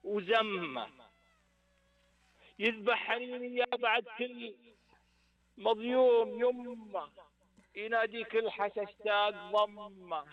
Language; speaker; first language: Arabic; native; Arabic